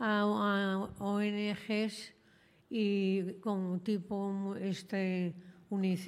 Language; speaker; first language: Spanish; native; Spanish